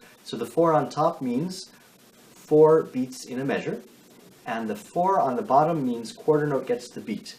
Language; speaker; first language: English; native; English